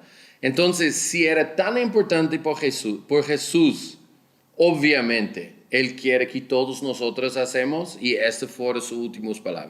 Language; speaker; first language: Spanish; non-native, fluent; Portuguese